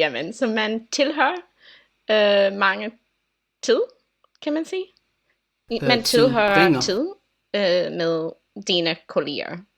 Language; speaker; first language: Danish; non-native, learner; English